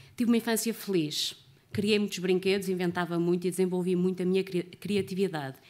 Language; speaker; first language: Portuguese; native; Portuguese